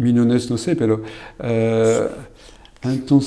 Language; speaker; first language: Spanish; non-native, fluent; French